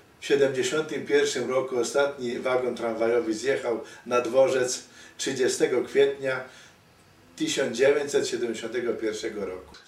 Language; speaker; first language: Polish; native; Polish